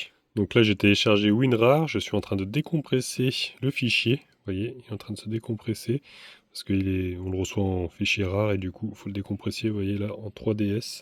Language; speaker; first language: French; native; French